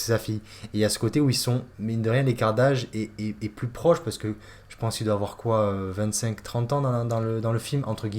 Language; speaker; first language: French; native; French